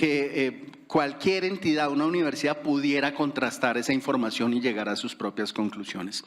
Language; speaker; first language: Spanish; native; Spanish